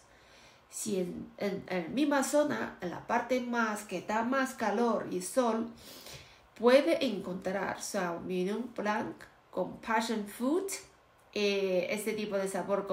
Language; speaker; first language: Spanish; non-native, fluent; Chinese